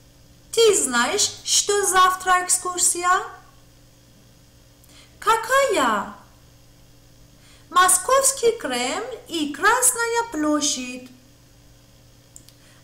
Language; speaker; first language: Russian; non-native, fluent; Persian